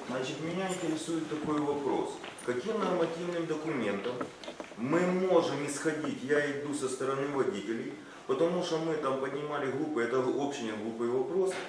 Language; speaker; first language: Russian; non-native, local second language; Ukrainian